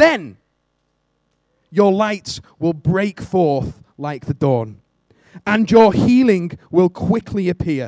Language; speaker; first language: English; native; English